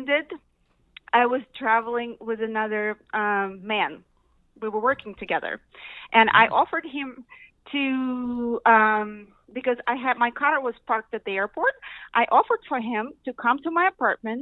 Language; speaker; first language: English; non-native, fluent; Russian